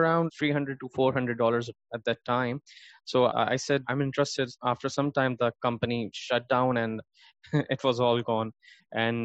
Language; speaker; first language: English; non-native, local second language; Urdu